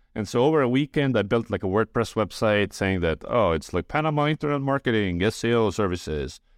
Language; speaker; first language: English; non-native, fluent; Estonian